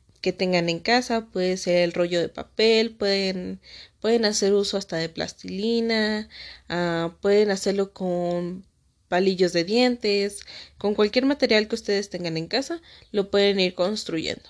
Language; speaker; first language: Spanish; native; Spanish